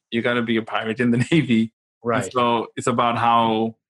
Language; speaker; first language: English; non-native, local second language; Shona